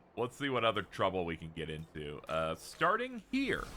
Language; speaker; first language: English; native; English